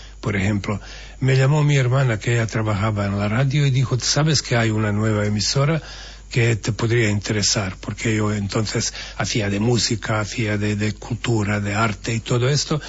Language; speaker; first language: Spanish; non-native, fluent; Bosnian